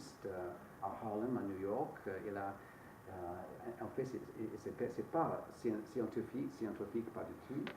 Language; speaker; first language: French; non-native, fluent; English